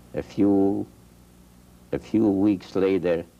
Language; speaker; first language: English; non-native, fluent; Polish